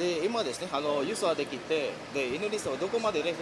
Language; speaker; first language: Japanese; non-native, learner; Indonesian